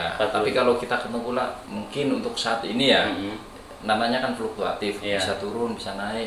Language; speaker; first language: Indonesian; native; Indonesian